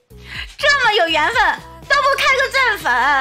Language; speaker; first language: Chinese; native; Chinese